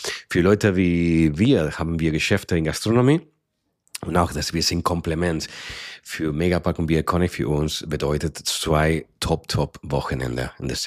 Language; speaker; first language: German; non-native, fluent; Spanish